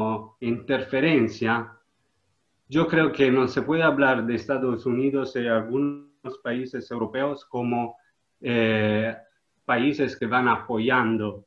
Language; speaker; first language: Spanish; non-native, learner; Italian